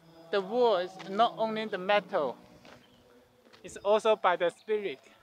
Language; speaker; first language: English; non-native, learner; Chinese